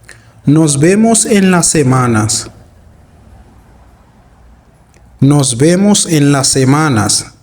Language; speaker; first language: Spanish; non-native, fluent; Haitian Creole